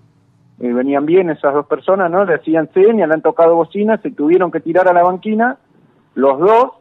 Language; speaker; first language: Spanish; native; Spanish